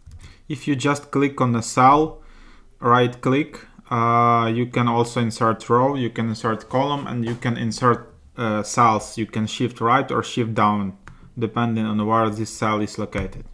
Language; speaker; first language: English; non-native, fluent; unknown